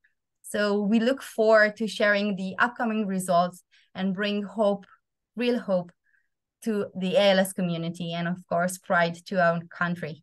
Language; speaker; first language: English; non-native, fluent; Hebrew